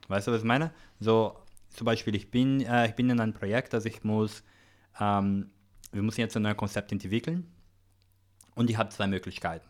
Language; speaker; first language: German; non-native, learner; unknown